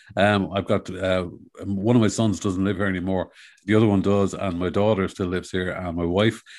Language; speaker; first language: English; native; English